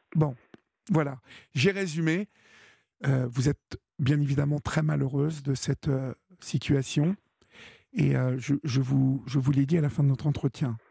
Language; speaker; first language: French; native; French